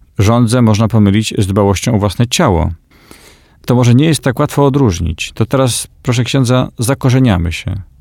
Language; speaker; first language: Polish; native; Polish